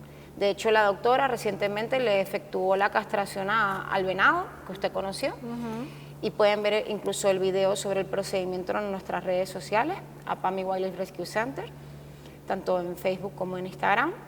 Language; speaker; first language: Spanish; native; Spanish